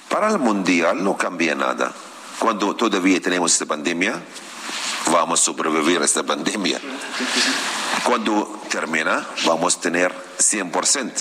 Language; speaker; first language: Spanish; non-native, learner; Arabic